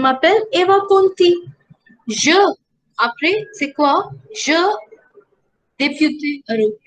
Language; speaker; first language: French; non-native, fluent; Hindi